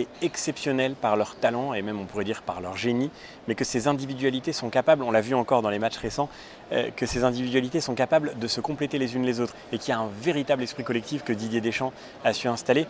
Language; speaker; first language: French; native; French